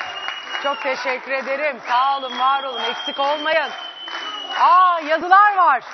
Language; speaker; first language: Turkish; native; Turkish